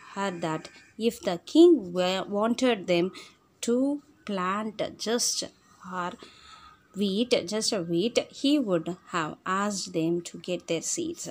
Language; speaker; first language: English; non-native, local second language; Tamil